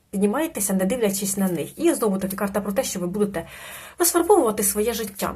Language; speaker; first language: Ukrainian; non-native, local second language; Russian